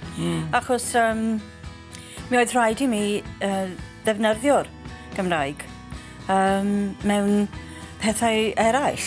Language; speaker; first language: Welsh; non-native, learner; English